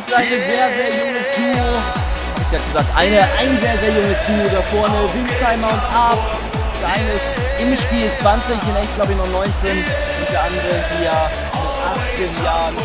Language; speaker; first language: German; native; German